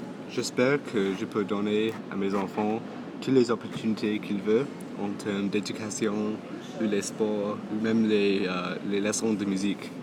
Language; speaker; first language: French; non-native, local second language; English